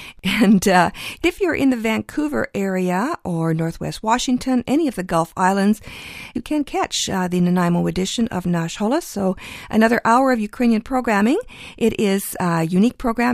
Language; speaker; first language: English; early bilingual, other home language; Ukrainian